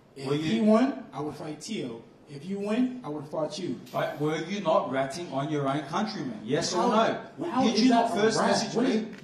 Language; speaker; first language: English; native; English